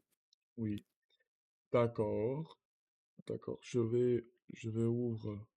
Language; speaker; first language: French; non-native, learner; Russian